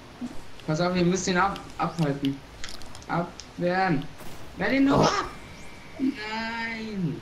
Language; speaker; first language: German; native; German